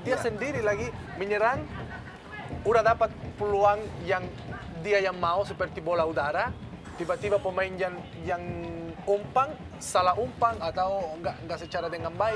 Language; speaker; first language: Indonesian; non-native, fluent; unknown